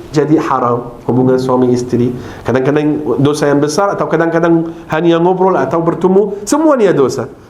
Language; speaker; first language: Malay; non-native, fluent; Arabic